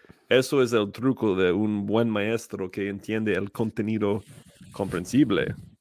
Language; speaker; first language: Spanish; non-native, fluent; English